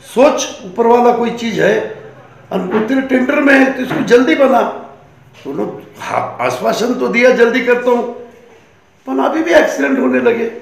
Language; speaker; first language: Hindi; non-native, local second language; Marathi